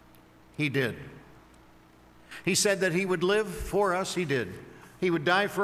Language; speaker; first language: English; native; English